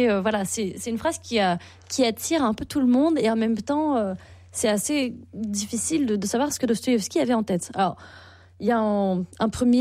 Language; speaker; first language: French; native; French